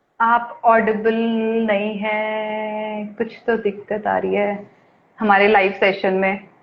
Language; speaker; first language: Hindi; native; Hindi